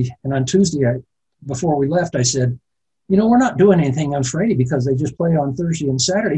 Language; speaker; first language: English; native; English